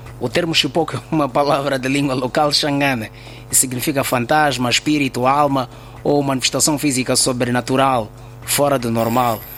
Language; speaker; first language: Portuguese; native; Portuguese